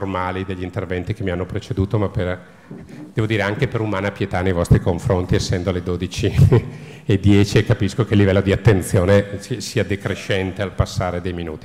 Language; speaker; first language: Italian; native; Italian